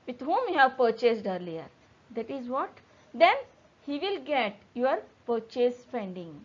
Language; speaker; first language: English; non-native, local second language; Kannada